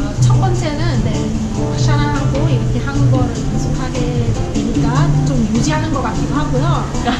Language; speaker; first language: Korean; non-native, learner; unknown